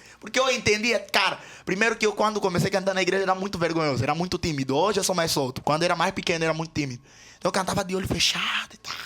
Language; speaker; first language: Portuguese; native; Portuguese